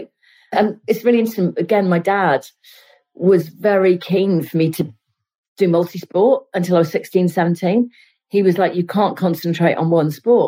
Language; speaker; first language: English; native; English